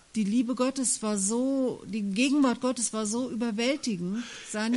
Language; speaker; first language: German; native; German